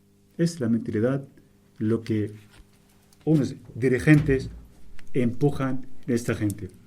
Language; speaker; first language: Spanish; non-native, fluent; Arabic